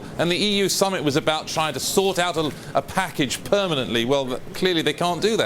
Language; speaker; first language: English; native; English